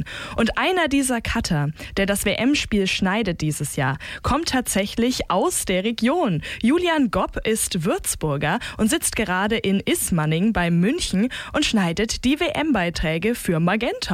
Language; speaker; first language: German; native; German